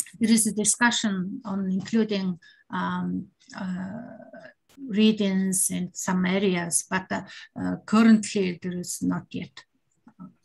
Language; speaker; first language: English; non-native, learner; Mongolian